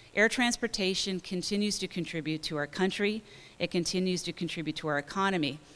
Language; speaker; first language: English; native; English